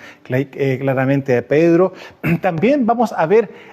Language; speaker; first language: Spanish; native; Spanish